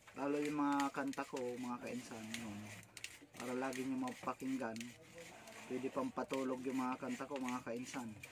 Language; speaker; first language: Filipino; non-native, local second language; Bikol